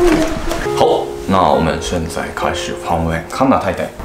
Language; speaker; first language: Chinese; non-native, fluent; Japanese